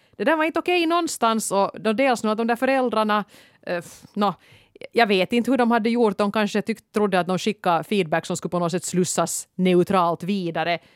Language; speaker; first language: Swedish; native; Swedish